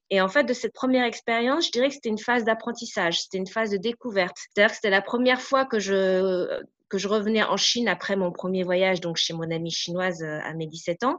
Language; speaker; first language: French; native; French